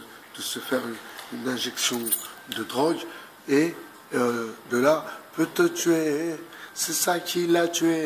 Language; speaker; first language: French; native; French